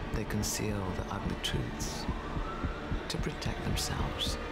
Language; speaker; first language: English; native; English